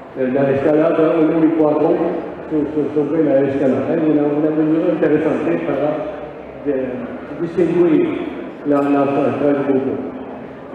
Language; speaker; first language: Spanish; non-native, learner; French